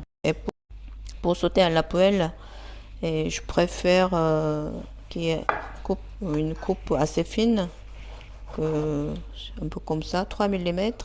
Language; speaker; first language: French; non-native, fluent; Korean